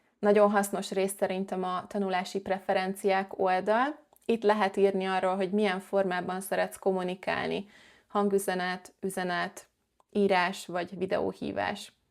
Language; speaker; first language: Hungarian; native; Hungarian